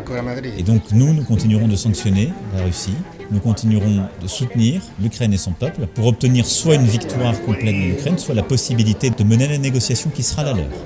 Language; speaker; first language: French; native; French